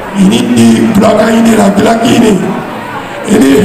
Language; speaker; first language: Indonesian; non-native, fluent; Japanese